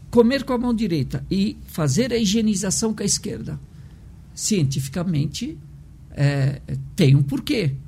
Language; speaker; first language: Portuguese; early bilingual, other home language; Arabic